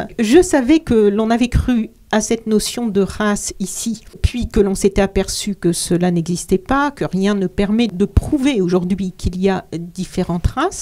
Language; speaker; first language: French; native; French